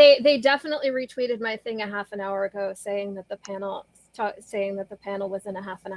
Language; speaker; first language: English; native; English